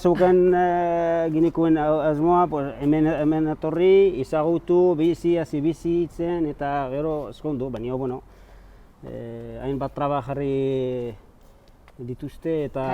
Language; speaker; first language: Basque; non-native, fluent; Arabic